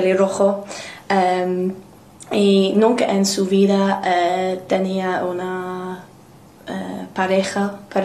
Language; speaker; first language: Spanish; non-native, learner; English